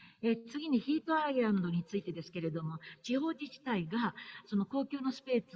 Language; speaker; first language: Japanese; native; Japanese